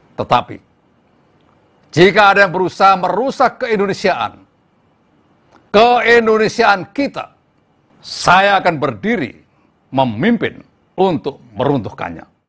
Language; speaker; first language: Indonesian; native; Indonesian